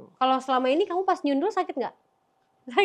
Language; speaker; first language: Indonesian; native; Indonesian